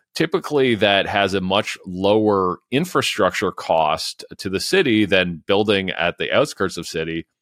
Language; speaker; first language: English; native; English